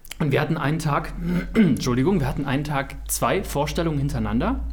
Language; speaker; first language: German; native; German